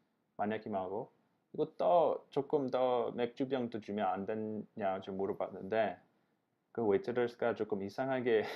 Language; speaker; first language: Korean; non-native, fluent; English